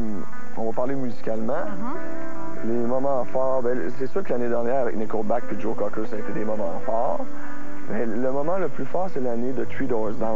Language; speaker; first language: French; native; French